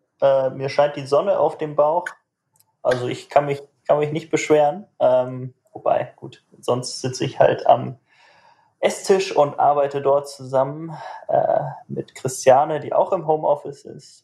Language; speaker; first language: German; native; German